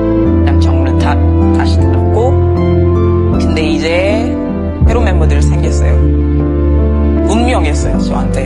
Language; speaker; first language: Korean; non-native, fluent; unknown